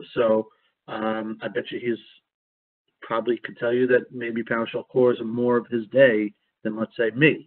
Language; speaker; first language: English; native; English